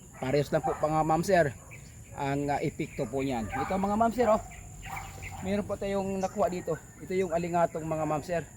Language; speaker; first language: Filipino; native; Filipino